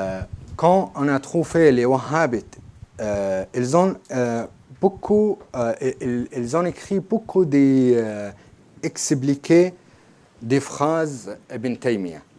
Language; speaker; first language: French; non-native, learner; Arabic